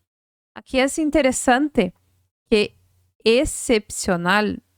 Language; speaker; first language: Spanish; non-native, fluent; Portuguese